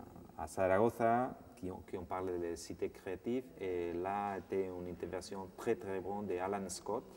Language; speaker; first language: French; non-native, fluent; Spanish